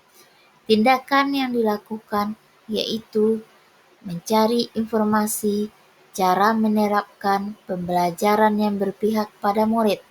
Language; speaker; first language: Indonesian; native; Indonesian